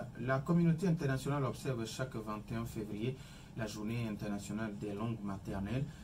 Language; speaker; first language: French; non-native, local second language; Ewe